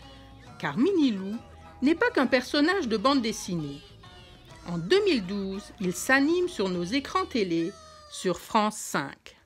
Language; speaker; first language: French; native; French